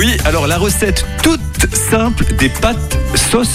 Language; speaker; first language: French; native; French